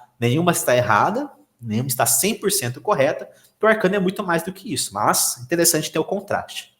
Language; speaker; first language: Portuguese; native; Portuguese